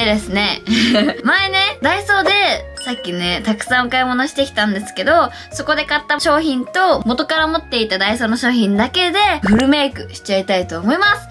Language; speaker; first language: Japanese; native; Japanese